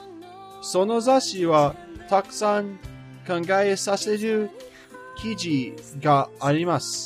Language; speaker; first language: Japanese; non-native, learner; English